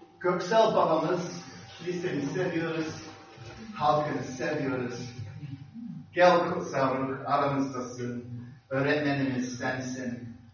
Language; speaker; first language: Turkish; non-native, fluent; English